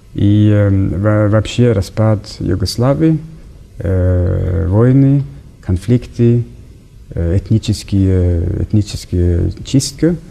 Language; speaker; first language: Russian; non-native, fluent; Norwegian